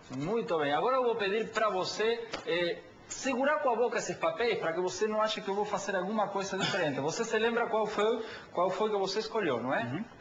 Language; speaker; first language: Portuguese; non-native, fluent; Spanish